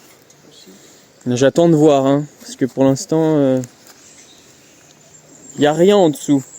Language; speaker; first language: French; native; French